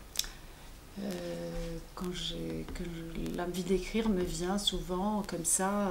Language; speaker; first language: French; non-native, fluent; Italian